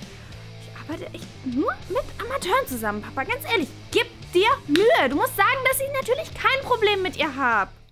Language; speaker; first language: German; native; German